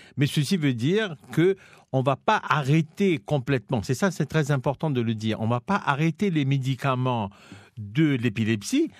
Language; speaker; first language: French; non-native, local second language; Morisyen